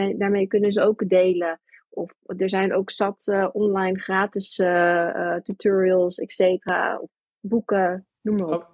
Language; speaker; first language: Dutch; early bilingual, heritage; Dutch